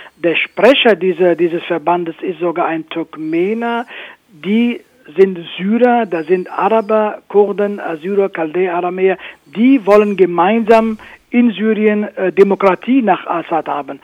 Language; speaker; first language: German; non-native, fluent; Kurdish